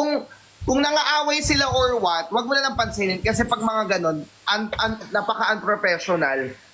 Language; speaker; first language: Filipino; native; Filipino